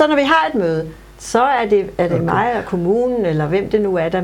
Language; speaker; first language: Danish; native; Danish